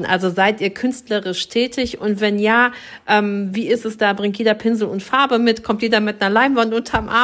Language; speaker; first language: German; native; German